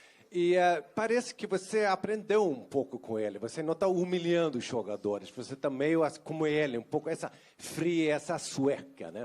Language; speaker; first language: Portuguese; non-native, fluent; Swedish